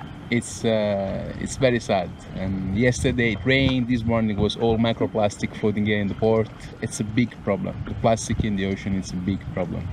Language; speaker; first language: English; non-native, fluent; Italian